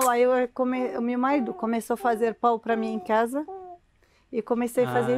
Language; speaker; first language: Portuguese; non-native, learner; Arabic